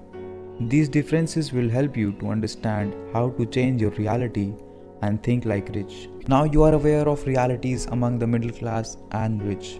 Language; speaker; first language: English; non-native, local second language; Hindi